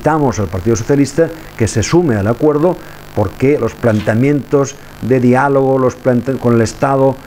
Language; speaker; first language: Spanish; non-native, local second language; Catalan